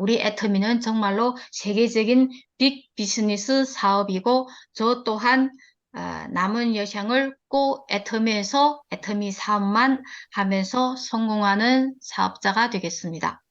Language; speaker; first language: Korean; early bilingual, heritage; Korean